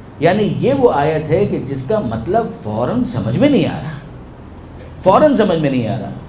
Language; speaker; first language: Urdu; non-native, local second language; Gujarati